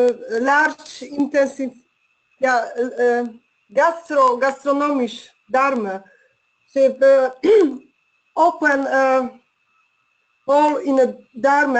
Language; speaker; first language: English; non-native, learner; Polish